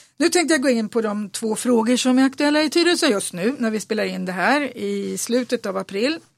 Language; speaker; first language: Swedish; native; Swedish